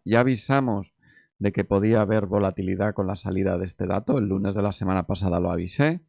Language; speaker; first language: Spanish; native; Spanish